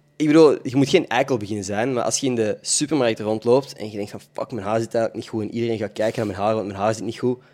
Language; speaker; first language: Dutch; native; Dutch